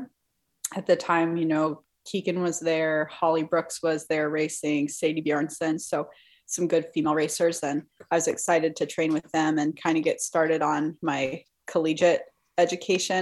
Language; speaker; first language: English; native; English